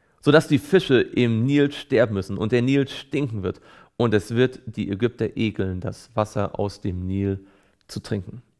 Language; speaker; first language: German; native; German